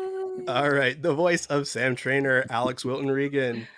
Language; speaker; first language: English; native; English